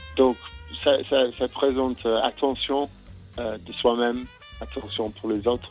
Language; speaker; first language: French; non-native, fluent; English